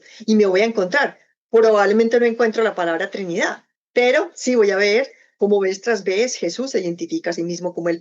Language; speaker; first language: Spanish; native; Spanish